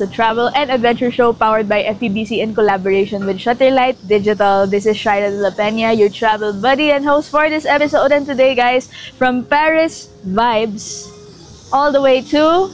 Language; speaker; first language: English; non-native, local second language; Filipino